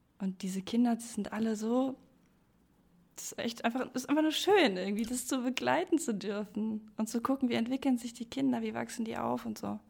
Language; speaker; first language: German; native; German